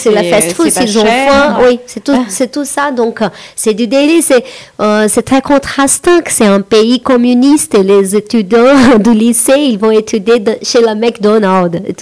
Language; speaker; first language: French; non-native, fluent; Portuguese